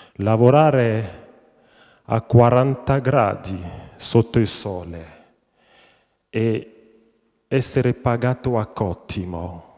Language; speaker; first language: Italian; non-native, fluent; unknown